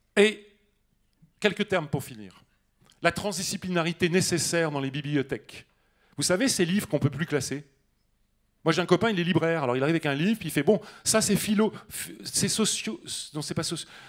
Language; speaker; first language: French; native; French